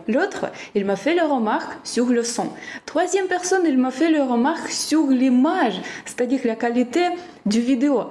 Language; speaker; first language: French; non-native, fluent; Ukrainian